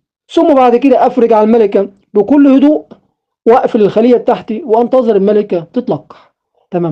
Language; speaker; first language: Arabic; native; Arabic